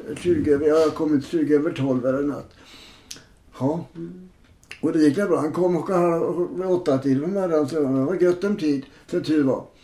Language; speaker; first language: Swedish; native; Swedish